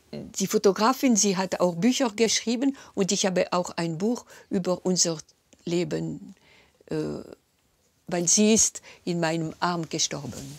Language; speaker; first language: German; non-native, local second language; French